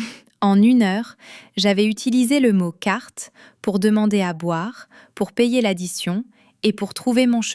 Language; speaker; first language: French; non-native, fluent; English